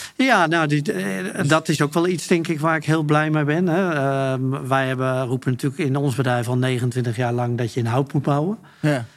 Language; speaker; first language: Dutch; native; Dutch